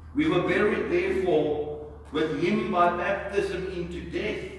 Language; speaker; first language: English; non-native, local second language; Afrikaans